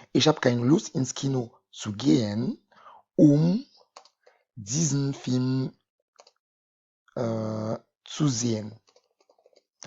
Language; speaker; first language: German; non-native, fluent; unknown